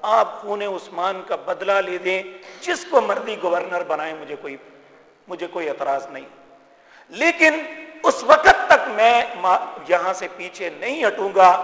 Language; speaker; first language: Urdu; native; Urdu